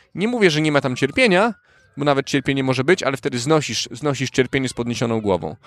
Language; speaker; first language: Polish; native; Polish